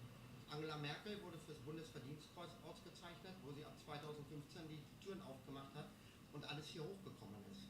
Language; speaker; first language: German; native; German